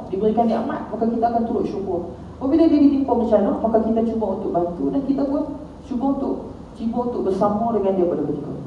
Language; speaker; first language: Malay; native; Malay